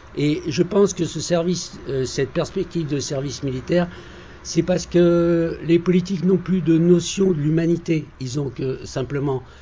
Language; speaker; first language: French; native; French